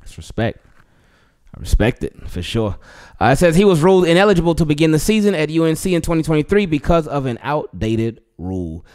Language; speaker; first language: English; native; English